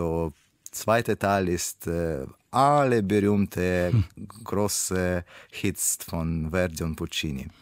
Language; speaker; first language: German; non-native, learner; Russian